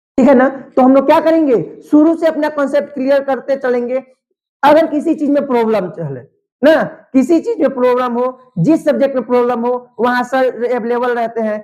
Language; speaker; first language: Hindi; native; Hindi